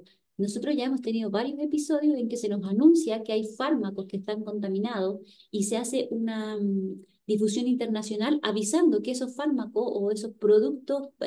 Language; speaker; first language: Spanish; native; Spanish